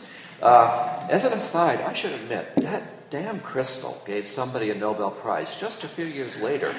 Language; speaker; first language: English; native; English